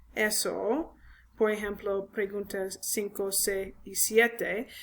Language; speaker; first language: Spanish; non-native, learner; English